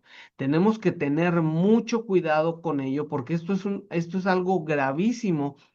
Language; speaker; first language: Spanish; native; Spanish